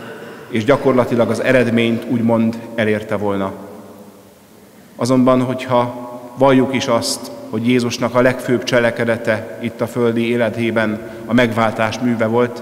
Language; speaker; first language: Hungarian; native; Hungarian